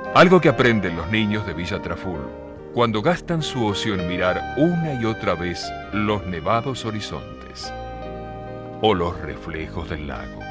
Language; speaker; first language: Spanish; native; Spanish